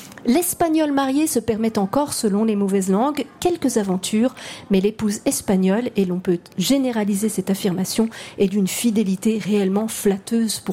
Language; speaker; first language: French; native; French